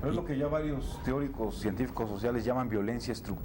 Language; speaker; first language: Spanish; native; Spanish